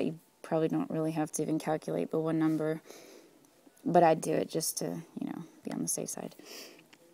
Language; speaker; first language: English; native; English